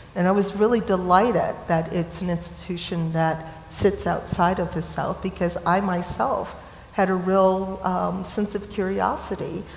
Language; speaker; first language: English; native; English